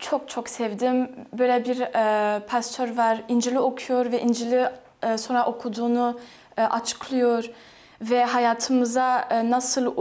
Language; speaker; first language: Turkish; non-native, fluent; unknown